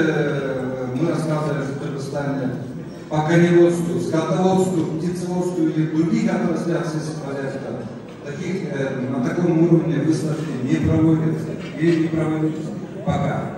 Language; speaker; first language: Russian; non-native, local second language; Kyrgyz